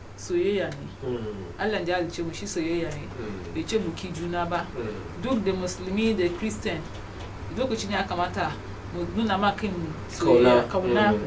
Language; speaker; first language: Hausa; non-native, local second language; Igbo